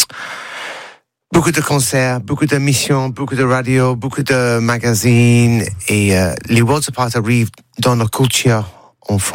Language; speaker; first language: French; non-native, learner; English